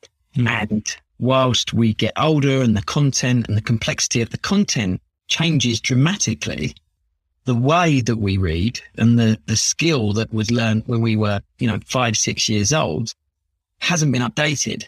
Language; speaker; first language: English; native; English